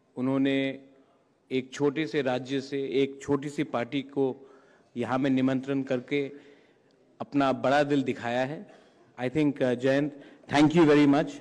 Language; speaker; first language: Hindi; non-native, local second language; Kok Borok